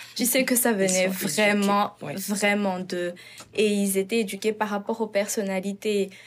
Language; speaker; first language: French; non-native, local second language; Malagasy